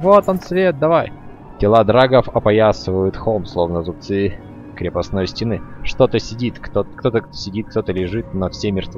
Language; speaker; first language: Russian; native; Russian